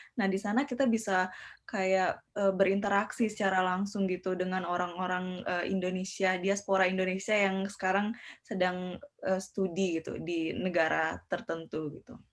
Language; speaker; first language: Indonesian; native; Indonesian